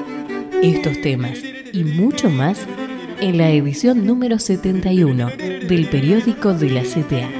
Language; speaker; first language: Spanish; native; Spanish